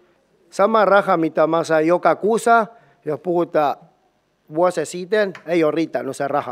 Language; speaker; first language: Finnish; non-native, learner; Spanish